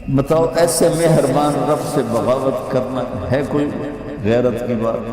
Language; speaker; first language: Urdu; non-native, local second language; Punjabi